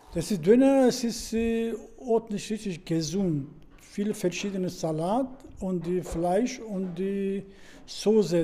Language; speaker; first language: German; non-native, learner; Turkish